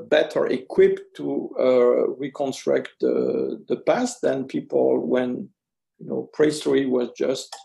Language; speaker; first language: English; early bilingual, other home language; French